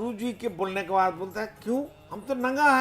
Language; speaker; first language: Hindi; non-native, local second language; Bangla